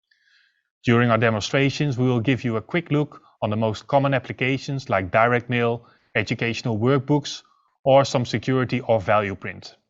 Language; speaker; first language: English; non-native, fluent; Dutch